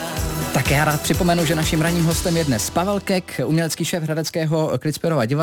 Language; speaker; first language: Czech; native; Czech